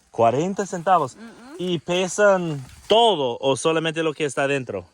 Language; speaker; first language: Spanish; non-native, learner; English